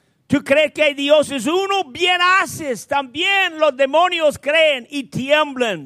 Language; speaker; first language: Spanish; non-native, fluent; English